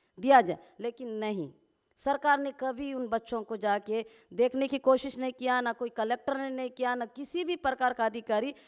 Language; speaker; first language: Hindi; non-native, local second language; Gondi